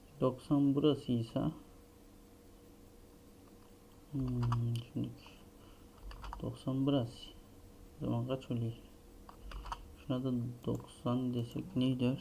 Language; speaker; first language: Turkish; native; Turkish